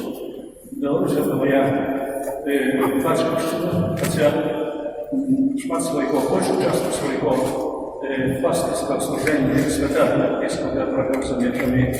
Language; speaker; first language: Polish; non-native, fluent; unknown